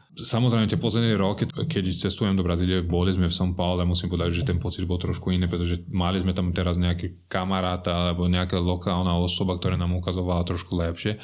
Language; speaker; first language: Slovak; non-native, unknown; Portuguese